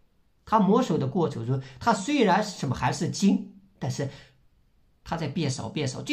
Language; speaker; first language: Chinese; native; Chinese